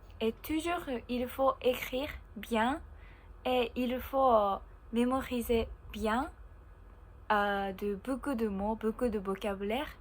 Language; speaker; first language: French; non-native, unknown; Japanese